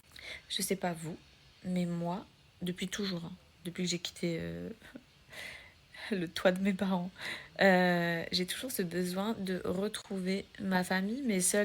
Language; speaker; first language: French; native; French